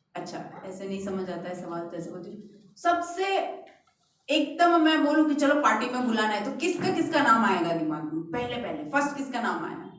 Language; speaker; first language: Hindi; non-native, local second language; Malayalam